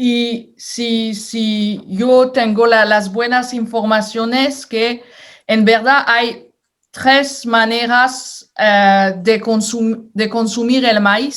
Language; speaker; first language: Spanish; non-native, fluent; French